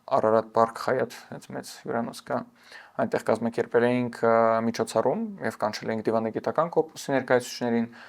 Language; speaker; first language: Armenian; early bilingual, heritage; Armenian